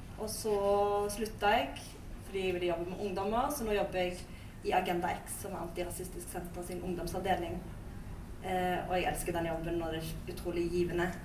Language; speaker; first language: Norwegian; early bilingual, other home language; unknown